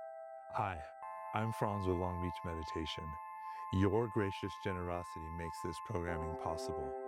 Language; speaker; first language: English; native; English